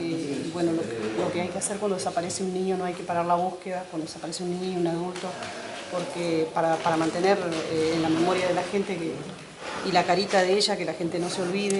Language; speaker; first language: Spanish; native; Spanish